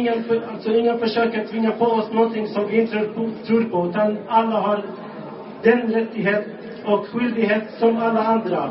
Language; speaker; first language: Swedish; non-native, local second language; Arabic